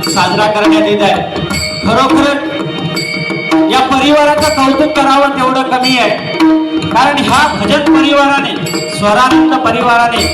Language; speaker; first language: Marathi; native; Marathi